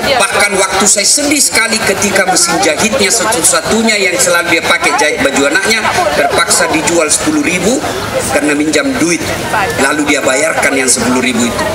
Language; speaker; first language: Indonesian; native; Indonesian